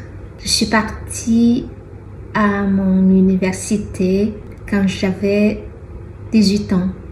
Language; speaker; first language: French; non-native, fluent; Chinese